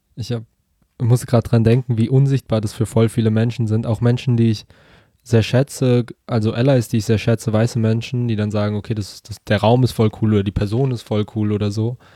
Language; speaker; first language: German; early bilingual, other home language; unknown